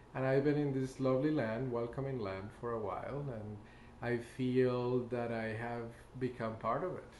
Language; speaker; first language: English; non-native, fluent; Spanish